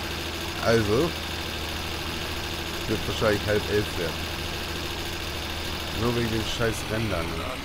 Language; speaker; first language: German; native; German